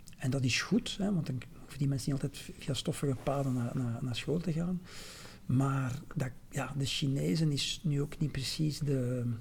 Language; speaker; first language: Dutch; native; Dutch